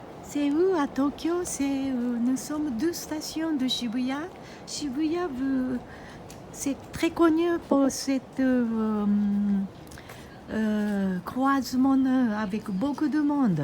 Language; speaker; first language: French; non-native, fluent; Japanese